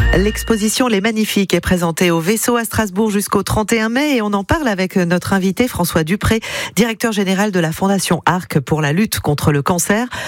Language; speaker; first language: French; native; French